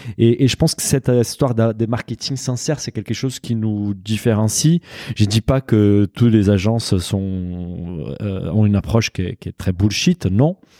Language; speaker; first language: French; non-native, fluent; Portuguese